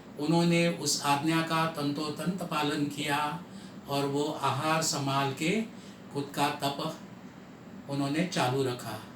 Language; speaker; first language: Hindi; non-native, local second language; Marathi